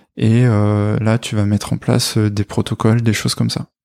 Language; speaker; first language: French; native; French